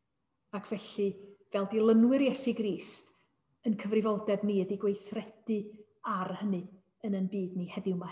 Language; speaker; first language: Welsh; native; Welsh